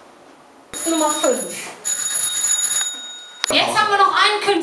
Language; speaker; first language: German; native; German